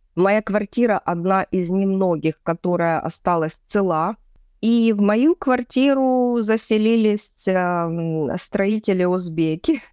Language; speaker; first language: Russian; native; Russian